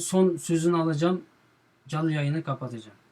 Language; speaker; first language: Turkish; non-native, fluent; Uyghur